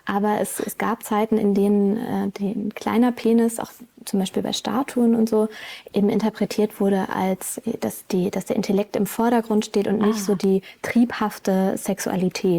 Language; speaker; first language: German; native; German